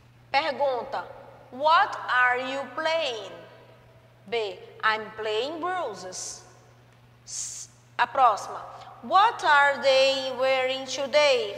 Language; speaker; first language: English; non-native, learner; Portuguese